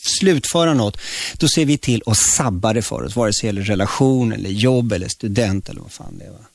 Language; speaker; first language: Swedish; early bilingual, other home language; Spanish